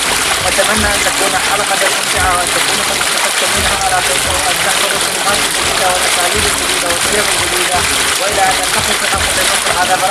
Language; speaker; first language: Arabic; native; Arabic